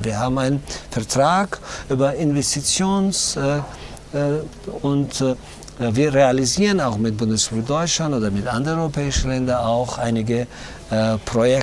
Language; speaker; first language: German; non-native, fluent; Tajik